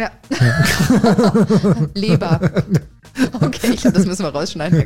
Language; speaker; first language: German; native; German